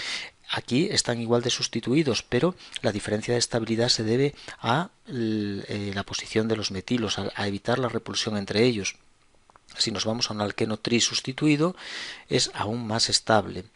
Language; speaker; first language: Spanish; native; Spanish